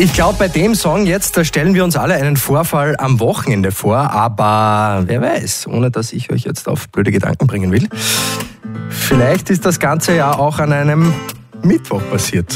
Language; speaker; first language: German; native; German